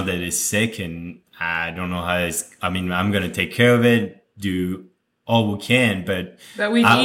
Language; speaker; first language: English; non-native, fluent; French